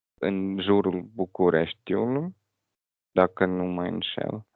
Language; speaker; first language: Romanian; non-native, fluent; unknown